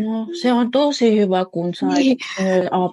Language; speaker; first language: Finnish; non-native, fluent; Vietnamese